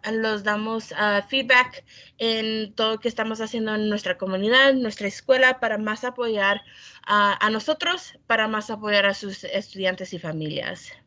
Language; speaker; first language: Spanish; early bilingual, heritage; Spanish